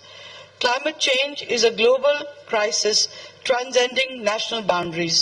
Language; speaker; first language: English; non-native, fluent; Nepali